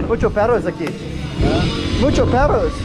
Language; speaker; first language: Spanish; non-native, learner; English